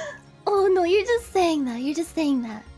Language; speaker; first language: English; native; English